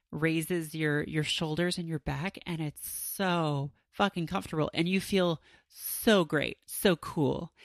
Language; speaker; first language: English; native; English